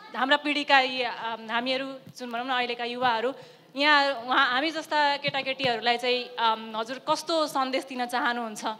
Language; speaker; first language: Nepali; early bilingual, heritage; Nepali